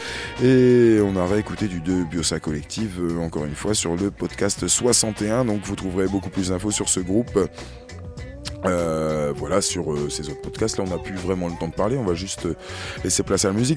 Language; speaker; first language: French; native; French